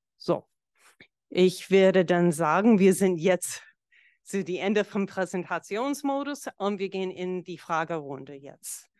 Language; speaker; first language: German; non-native, fluent; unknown